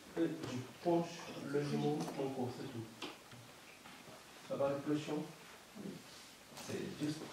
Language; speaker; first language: French; non-native, learner; Japanese